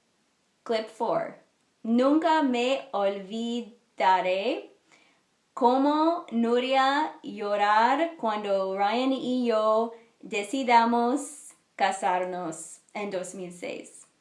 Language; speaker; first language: Spanish; non-native, learner; English